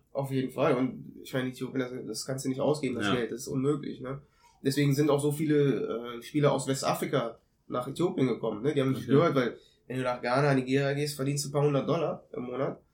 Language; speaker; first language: German; native; German